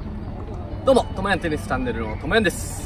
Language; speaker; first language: Japanese; native; Japanese